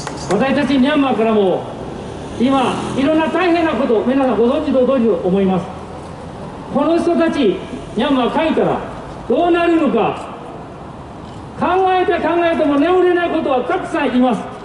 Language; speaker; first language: Japanese; non-native, fluent; Burmese